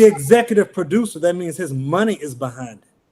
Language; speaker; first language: English; native; English